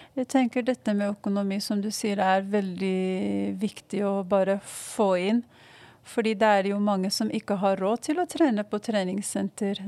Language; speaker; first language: Norwegian; non-native, fluent; Arabic